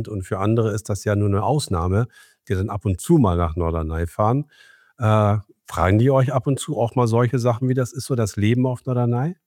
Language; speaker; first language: German; native; German